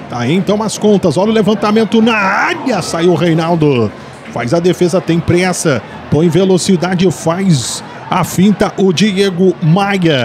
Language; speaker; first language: Portuguese; native; Portuguese